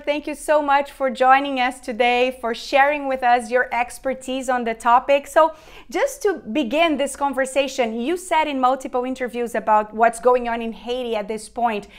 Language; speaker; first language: English; non-native, fluent; Portuguese